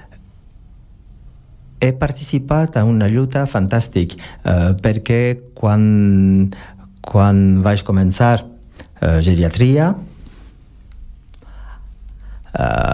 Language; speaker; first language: Catalan; non-native, learner; French